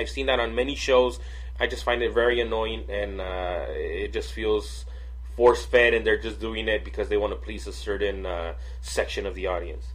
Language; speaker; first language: English; native; English